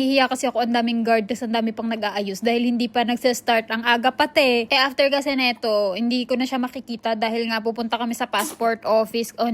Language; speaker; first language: Filipino; native; Filipino